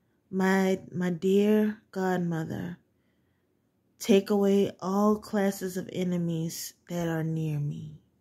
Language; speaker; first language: English; native; English